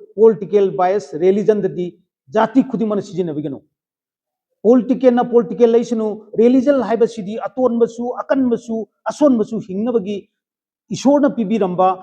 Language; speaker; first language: Manipuri; native; Manipuri